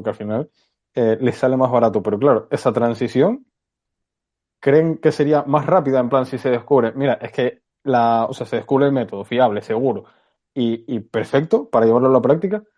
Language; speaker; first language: Spanish; native; Spanish